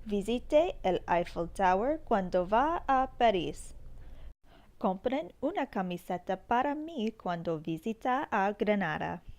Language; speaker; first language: Spanish; non-native, learner; English